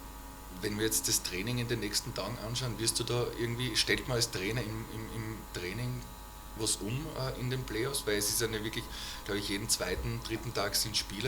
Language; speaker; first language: German; native; German